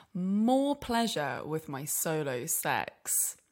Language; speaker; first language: English; native; English